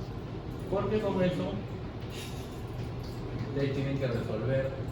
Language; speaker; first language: Spanish; native; Spanish